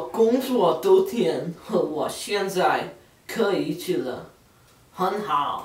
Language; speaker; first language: Chinese; non-native, learner; English